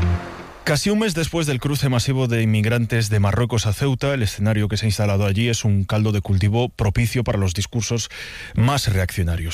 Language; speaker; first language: Spanish; native; Spanish